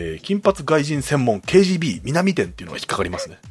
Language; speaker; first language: Japanese; native; Japanese